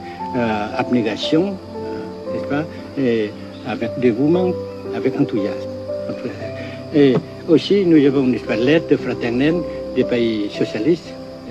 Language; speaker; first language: French; non-native, local second language; Vietnamese